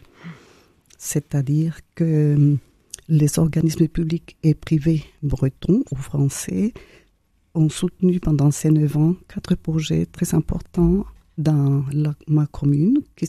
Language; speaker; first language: French; non-native, fluent; Spanish